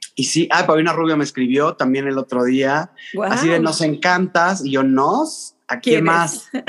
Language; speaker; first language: Spanish; native; Spanish